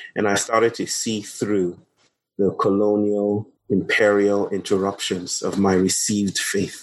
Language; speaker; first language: English; non-native, local second language; Yoruba